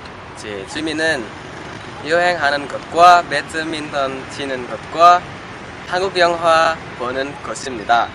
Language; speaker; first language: Korean; non-native, learner; Indonesian